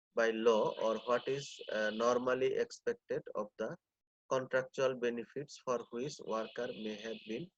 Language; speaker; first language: English; non-native, local second language; Bangla